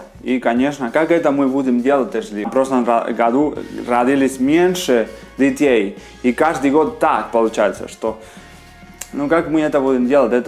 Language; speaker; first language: Russian; non-native, fluent; Spanish